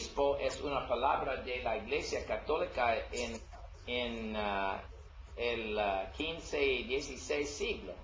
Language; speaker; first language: Spanish; non-native, learner; English